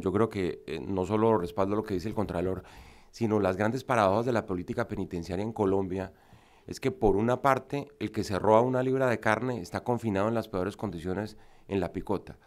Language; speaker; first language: Spanish; native; Spanish